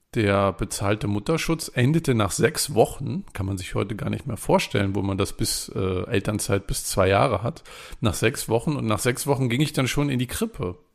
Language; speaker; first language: German; native; German